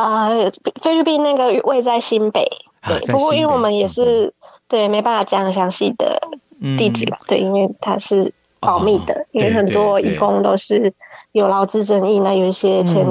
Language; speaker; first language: Chinese; native; Chinese